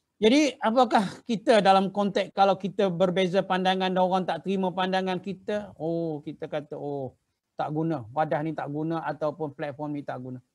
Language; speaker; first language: Malay; native; Malay